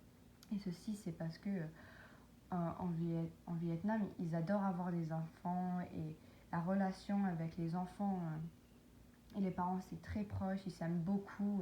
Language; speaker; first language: French; non-native, learner; English